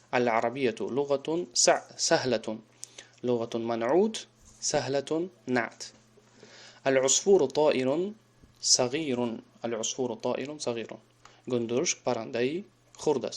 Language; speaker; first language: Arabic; non-native, fluent; Tajik